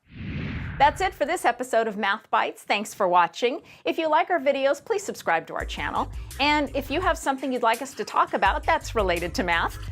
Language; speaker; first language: English; native; English